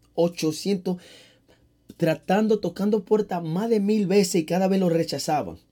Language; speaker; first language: Spanish; early bilingual, heritage; Spanish